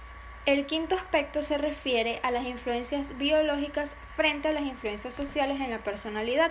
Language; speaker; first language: Spanish; native; Spanish